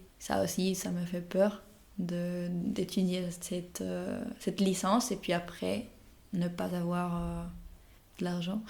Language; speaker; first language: French; non-native, fluent; Spanish